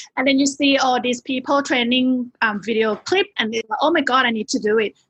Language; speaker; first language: English; non-native, fluent; Thai